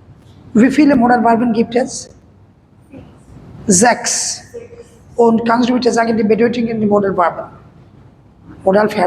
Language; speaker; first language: German; non-native, fluent; Bangla